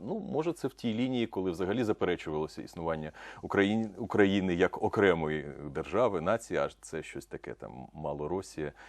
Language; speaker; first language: Ukrainian; non-native, local second language; Russian